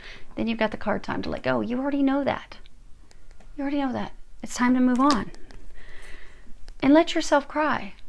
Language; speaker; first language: English; native; English